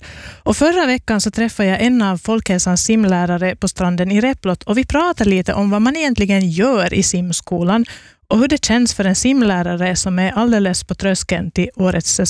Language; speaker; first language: Swedish; native; Swedish